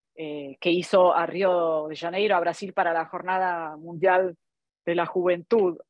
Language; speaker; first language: Spanish; non-native, local second language; Italian